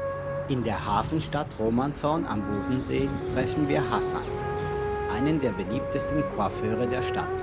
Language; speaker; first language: German; native; German